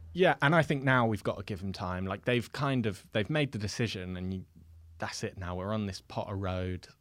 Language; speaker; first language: English; native; English